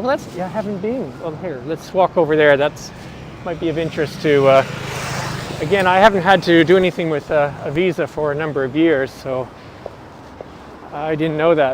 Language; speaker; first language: English; non-native, fluent; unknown